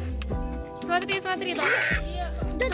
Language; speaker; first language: Russian; non-native, learner; Filipino